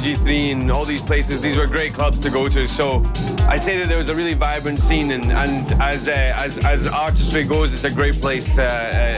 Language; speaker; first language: English; native; English